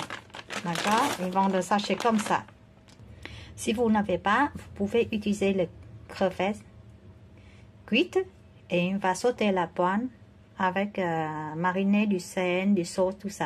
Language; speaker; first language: French; non-native, fluent; Vietnamese